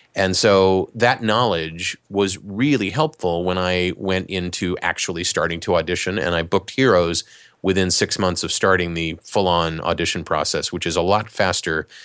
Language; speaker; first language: English; native; English